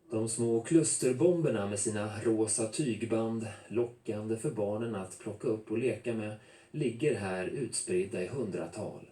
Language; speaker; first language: Swedish; native; Swedish